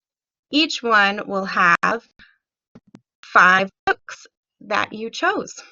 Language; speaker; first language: English; native; English